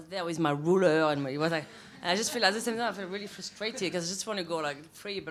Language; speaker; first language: English; non-native, fluent; French